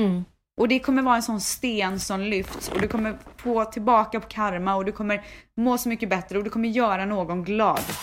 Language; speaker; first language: Swedish; native; Swedish